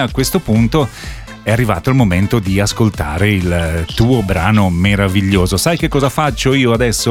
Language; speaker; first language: Italian; native; Italian